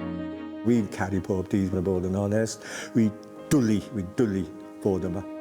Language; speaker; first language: Welsh; native; Welsh